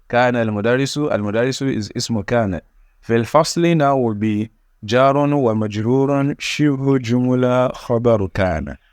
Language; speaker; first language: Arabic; non-native, fluent; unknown